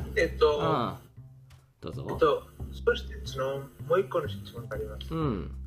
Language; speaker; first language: Japanese; non-native, fluent; Bangla